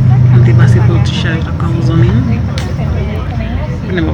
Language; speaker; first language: French; non-native, learner; Haitian Creole